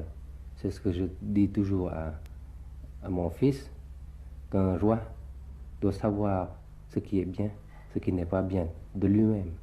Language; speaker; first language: French; early bilingual, other home language; Thai